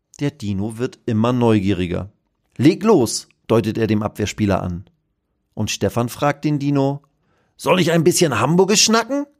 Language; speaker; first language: German; native; German